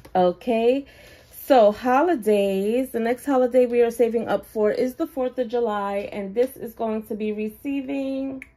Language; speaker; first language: English; native; English